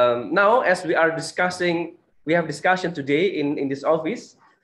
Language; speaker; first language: English; non-native, fluent; Indonesian